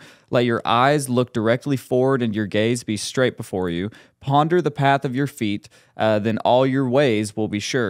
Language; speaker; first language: English; native; English